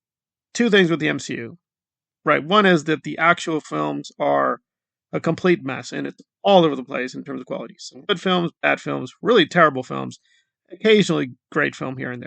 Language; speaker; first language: English; native; English